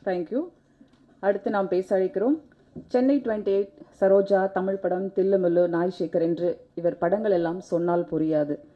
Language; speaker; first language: Tamil; native; Tamil